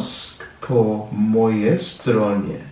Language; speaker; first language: Polish; non-native, learner; English